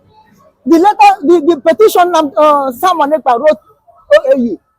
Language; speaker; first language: English; non-native, local second language; Igbo